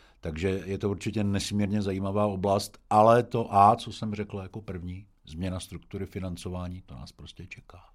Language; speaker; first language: Czech; native; Czech